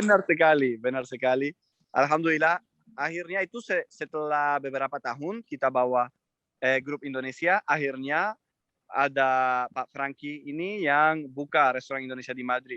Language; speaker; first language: Indonesian; non-native, fluent; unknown